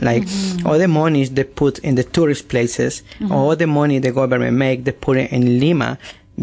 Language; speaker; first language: English; non-native, learner; Spanish